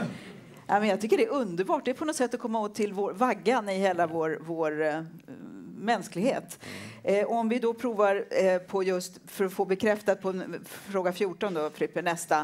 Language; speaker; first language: Swedish; native; Swedish